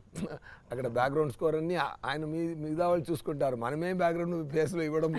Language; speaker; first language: Telugu; non-native, fluent; Tamil